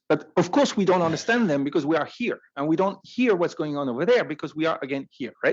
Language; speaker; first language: English; non-native, fluent; French